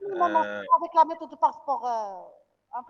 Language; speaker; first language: French; non-native, local second language; Arabic